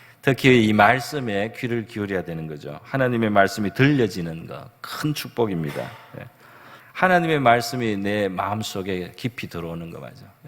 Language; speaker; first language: Korean; native; Korean